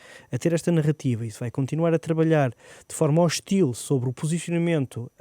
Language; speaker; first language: Portuguese; native; Portuguese